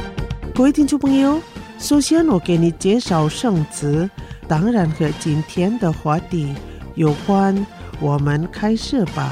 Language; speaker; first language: Chinese; non-native, fluent; Indonesian